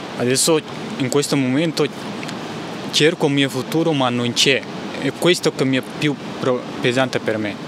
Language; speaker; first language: Italian; non-native, learner; Tigrinya